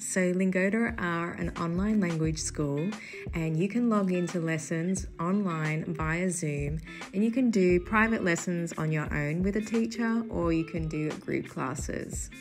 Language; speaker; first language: English; native; English